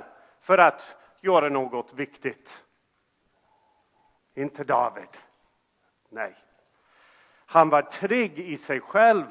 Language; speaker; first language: Swedish; non-native, fluent; English